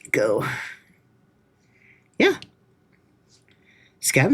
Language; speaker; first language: English; native; English